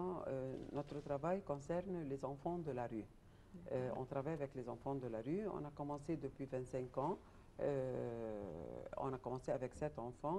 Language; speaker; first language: French; non-native, fluent; Arabic